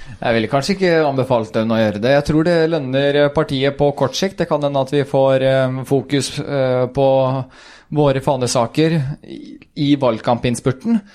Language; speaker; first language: Norwegian; early bilingual, other home language; Swedish